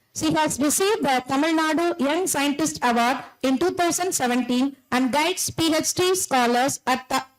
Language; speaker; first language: English; non-native, local second language; Tamil